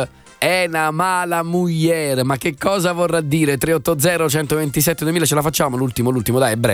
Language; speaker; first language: Italian; native; Italian